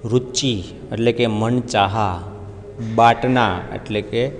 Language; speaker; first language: Hindi; non-native, local second language; Gujarati